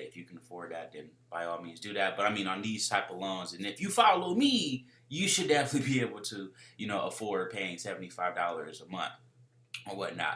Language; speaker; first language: English; native; English